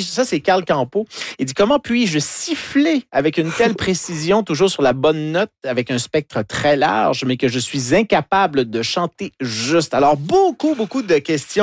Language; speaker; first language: French; native; French